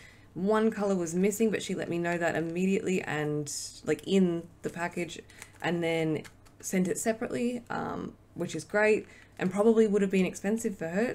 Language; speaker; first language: English; native; English